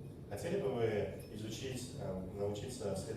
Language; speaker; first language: Russian; native; Russian